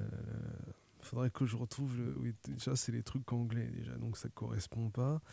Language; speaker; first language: French; native; French